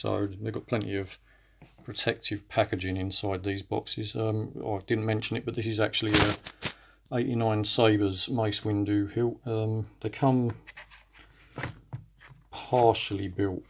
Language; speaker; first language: English; native; English